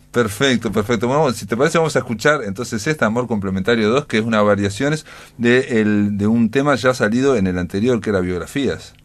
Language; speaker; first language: Spanish; native; Spanish